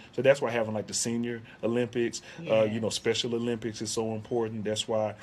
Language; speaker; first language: English; native; English